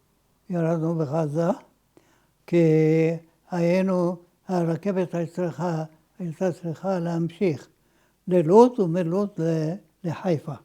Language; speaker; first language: Hebrew; non-native, fluent; Ladino